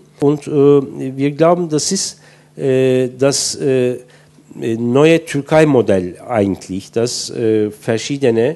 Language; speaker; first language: German; non-native, fluent; Turkish